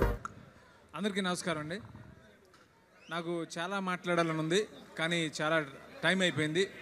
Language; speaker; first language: Telugu; native; Telugu